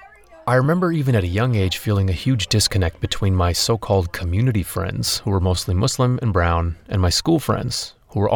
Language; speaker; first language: English; native; English